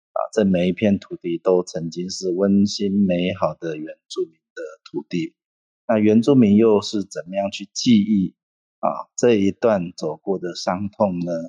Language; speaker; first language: Chinese; non-native, local second language; Hakka Chinese